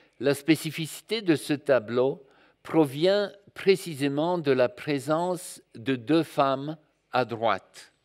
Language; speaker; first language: French; non-native, fluent; Bulgarian